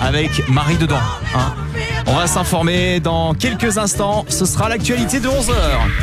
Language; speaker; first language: French; native; French